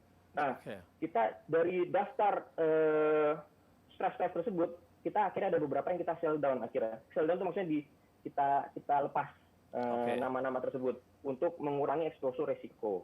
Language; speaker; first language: Indonesian; native; Indonesian